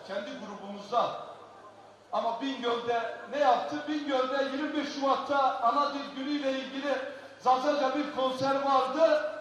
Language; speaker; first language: Turkish; non-native, local second language; Kurdish